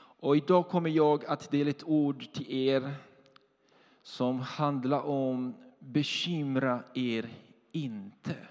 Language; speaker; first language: Swedish; non-native, fluent; Portuguese